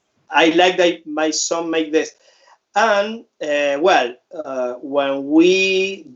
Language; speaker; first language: English; non-native, fluent; Spanish